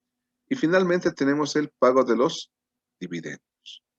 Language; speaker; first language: Spanish; native; Spanish